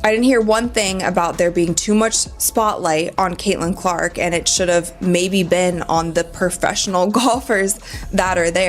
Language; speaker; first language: English; native; English